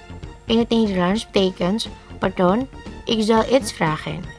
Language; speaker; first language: Dutch; non-native, learner; Indonesian